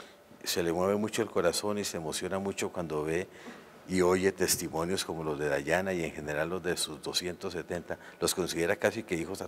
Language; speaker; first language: Spanish; native; Spanish